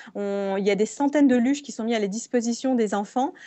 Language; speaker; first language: French; native; French